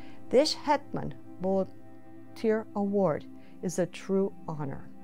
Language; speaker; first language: English; early bilingual, other home language; Ukrainian